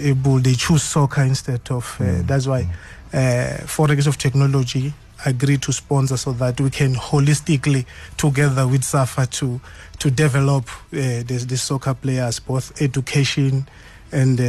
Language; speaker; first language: English; non-native, local second language; Swati